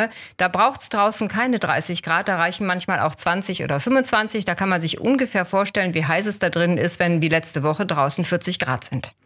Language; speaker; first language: German; native; German